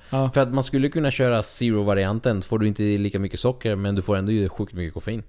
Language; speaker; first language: Swedish; early bilingual, other home language; Spanish